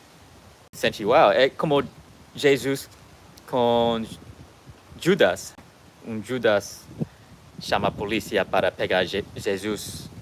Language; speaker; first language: Portuguese; non-native, learner; English